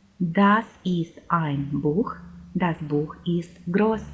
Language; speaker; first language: German; non-native, fluent; Ukrainian